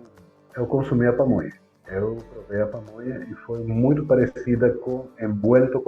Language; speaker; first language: Portuguese; non-native, fluent; Spanish